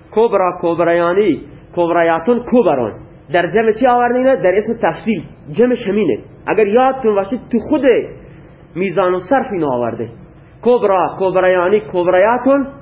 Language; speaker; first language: Persian; non-native, local second language; Baluchi